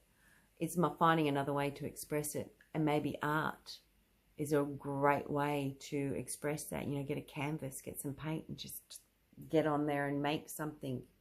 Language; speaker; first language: English; native; English